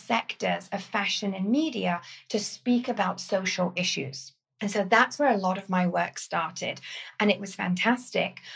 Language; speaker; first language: English; native; English